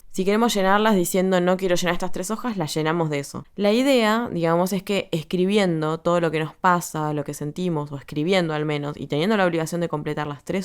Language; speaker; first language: Spanish; native; Spanish